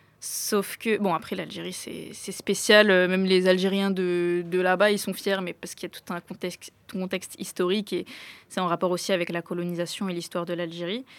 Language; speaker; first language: French; native; French